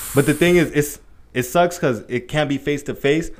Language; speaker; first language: English; native; English